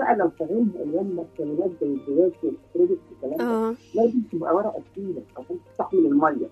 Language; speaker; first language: Arabic; native; Arabic